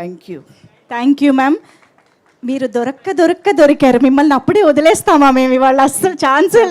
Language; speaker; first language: Telugu; native; Telugu